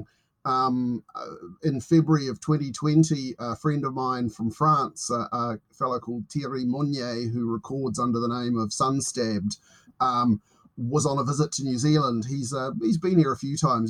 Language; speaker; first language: English; native; English